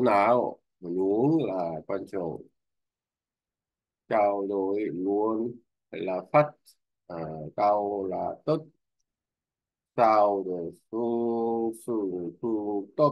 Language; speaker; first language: Vietnamese; non-native, learner; Korean